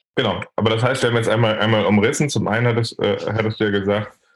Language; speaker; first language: German; native; German